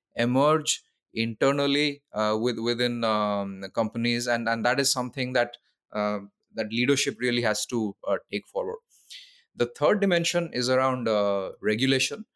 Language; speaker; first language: English; non-native, local second language; Odia